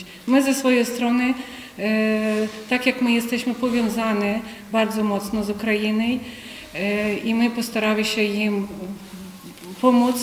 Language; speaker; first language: Polish; non-native, fluent; Ukrainian